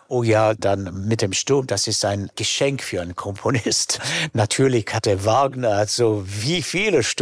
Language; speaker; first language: German; non-native, fluent; English